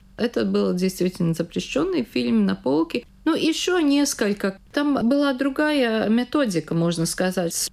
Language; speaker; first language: Russian; non-native, local second language; Latvian